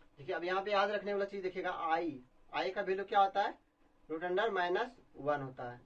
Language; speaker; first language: Hindi; native; Hindi